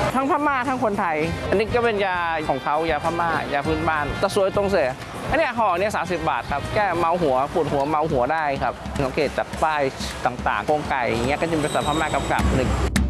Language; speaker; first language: Thai; early bilingual, other home language; Chinese